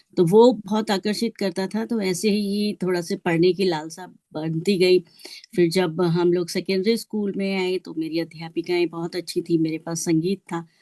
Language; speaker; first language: Hindi; native; Hindi